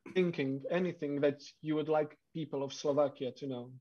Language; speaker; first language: English; non-native, fluent; Slovak